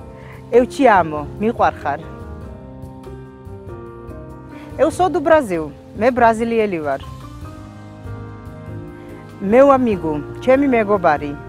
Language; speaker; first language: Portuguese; non-native, fluent; Georgian